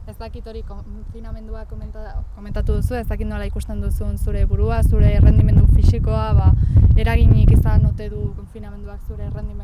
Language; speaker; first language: Basque; native; Basque